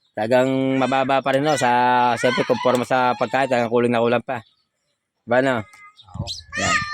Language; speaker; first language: Filipino; native; Filipino